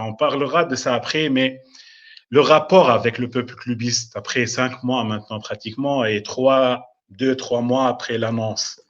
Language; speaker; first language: French; non-native, local second language; Arabic